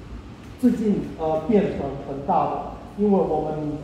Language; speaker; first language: Chinese; non-native, fluent; German